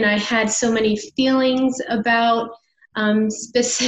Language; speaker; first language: English; native; English